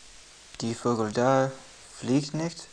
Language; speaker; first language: German; non-native, learner; English